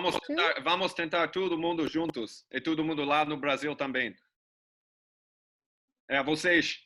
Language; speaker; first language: Portuguese; non-native, learner; English